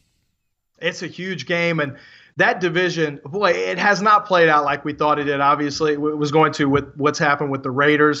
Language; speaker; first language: English; native; English